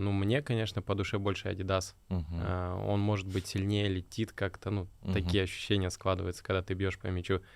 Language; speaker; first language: Russian; native; Russian